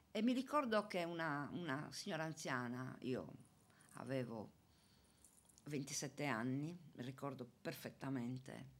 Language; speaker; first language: Italian; native; Italian